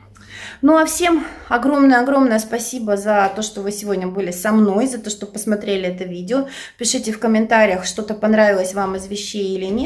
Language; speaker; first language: Russian; native; Russian